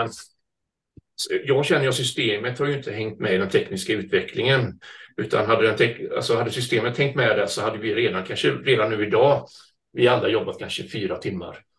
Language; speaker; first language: Swedish; native; Swedish